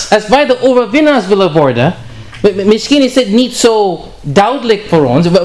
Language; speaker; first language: Dutch; non-native, learner; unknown